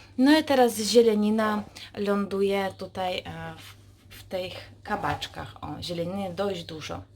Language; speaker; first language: Polish; native; Polish